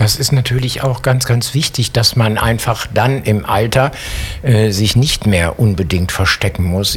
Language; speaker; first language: German; native; German